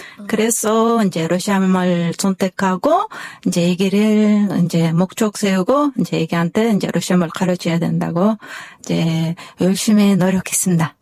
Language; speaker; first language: Korean; non-native, fluent; Kyrgyz